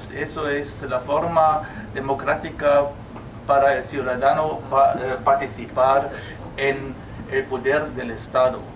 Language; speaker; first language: Spanish; non-native, fluent; German